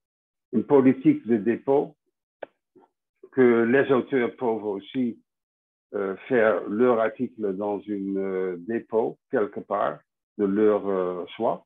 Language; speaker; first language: French; non-native, fluent; Dutch